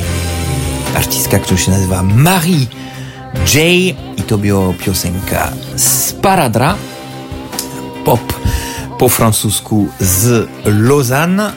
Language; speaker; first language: Polish; non-native, fluent; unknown